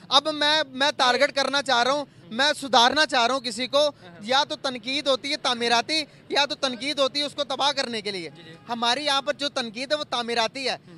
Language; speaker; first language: Urdu; native; Urdu